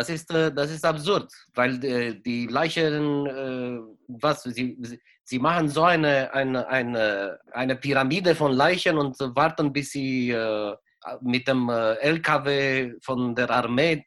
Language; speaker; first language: German; non-native, fluent; Romanian